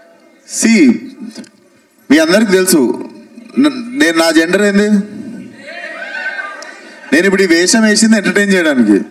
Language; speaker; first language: Telugu; native; Telugu